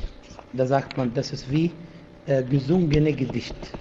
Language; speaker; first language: German; non-native, fluent; Arabic